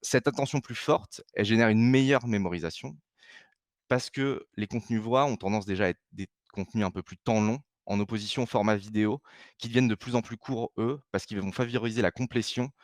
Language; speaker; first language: French; native; French